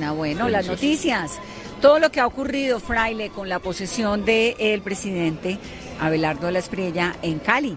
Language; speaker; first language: Spanish; native; Spanish